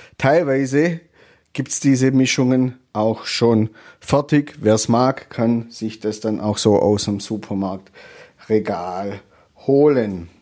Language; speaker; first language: German; native; German